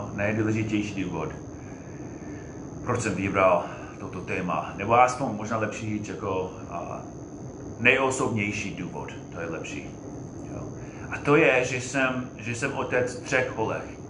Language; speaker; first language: Czech; non-native, fluent; English